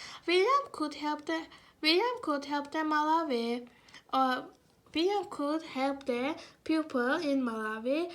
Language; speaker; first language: English; non-native, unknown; Azerbaijani